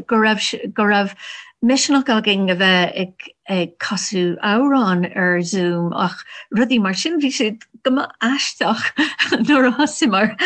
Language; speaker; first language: Irish; non-native, learner; English